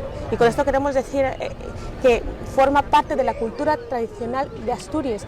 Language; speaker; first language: Spanish; native; Spanish